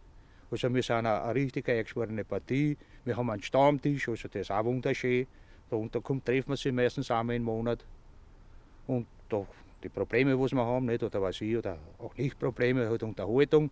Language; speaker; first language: German; native; German